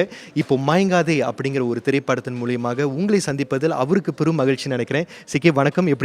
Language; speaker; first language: Tamil; native; Tamil